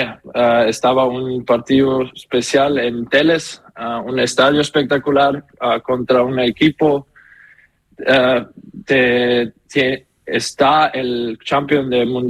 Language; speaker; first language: Spanish; non-native, learner; German